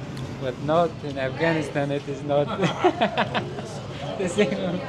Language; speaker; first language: English; non-native, learner; Persian